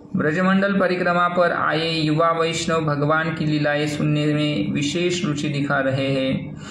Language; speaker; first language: Hindi; non-native, local second language; Marathi